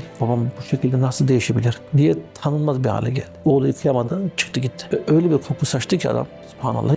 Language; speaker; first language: Turkish; early bilingual, heritage; Turkish